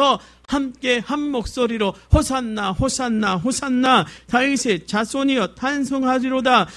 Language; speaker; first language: Korean; native; Korean